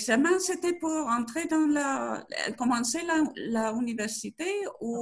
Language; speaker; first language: French; non-native, learner; Spanish